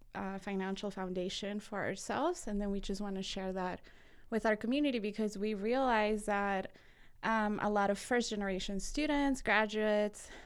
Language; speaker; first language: English; early bilingual, other home language; Spanish